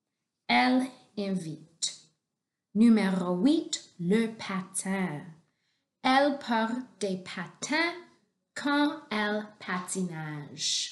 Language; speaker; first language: French; non-native, local second language; English